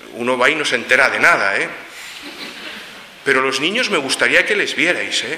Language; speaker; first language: Spanish; native; Spanish